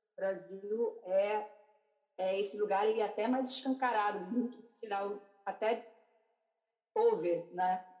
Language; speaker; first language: Portuguese; native; Portuguese